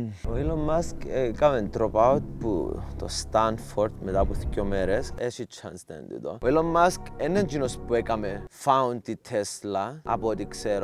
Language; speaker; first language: Greek; native; Greek